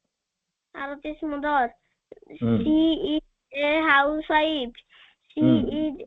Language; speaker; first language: English; non-native, learner; Odia